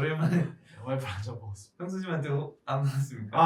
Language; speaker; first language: Korean; native; Korean